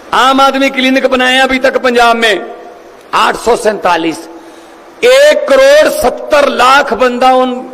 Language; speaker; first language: Hindi; non-native, local second language; Punjabi